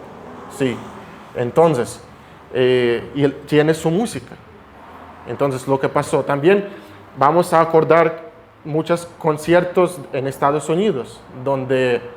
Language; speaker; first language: Spanish; non-native, fluent; Russian